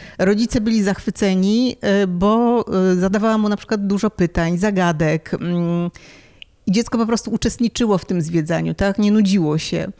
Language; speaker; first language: Polish; native; Polish